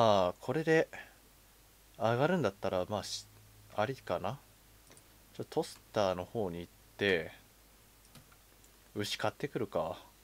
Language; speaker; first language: Japanese; native; Japanese